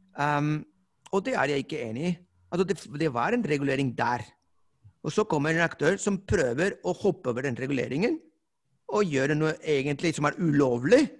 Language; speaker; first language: Norwegian; non-native, fluent; Spanish